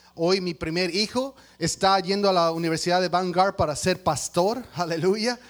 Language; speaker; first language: Spanish; native; Spanish